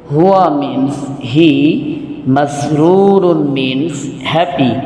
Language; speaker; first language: English; non-native, local second language; Bangla